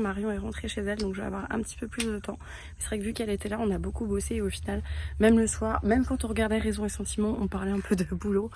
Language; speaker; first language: French; native; French